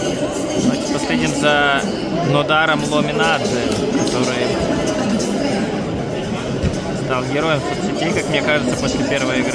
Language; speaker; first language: Russian; native; Russian